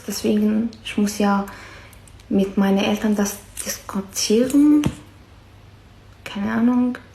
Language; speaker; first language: German; non-native, fluent; Arabic